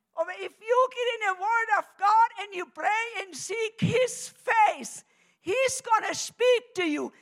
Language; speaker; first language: English; non-native, fluent; German